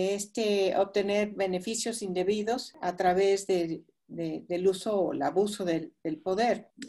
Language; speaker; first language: Spanish; non-native, fluent; English